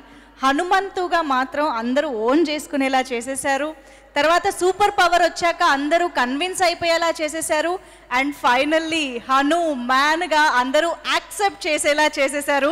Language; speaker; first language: Telugu; native; Telugu